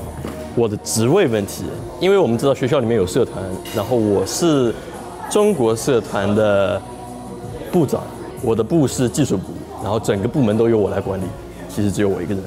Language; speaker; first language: Chinese; native; Chinese